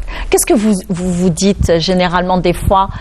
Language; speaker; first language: French; non-native, local second language; Arabic